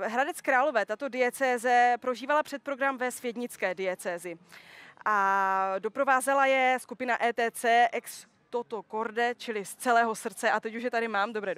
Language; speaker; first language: Czech; native; Czech